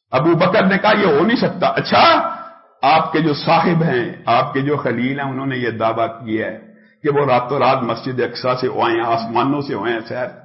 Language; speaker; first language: Urdu; native; Urdu